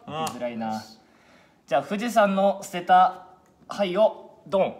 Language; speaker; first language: Japanese; native; Japanese